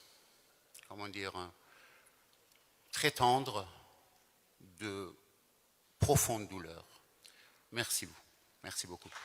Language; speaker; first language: French; non-native, fluent; Persian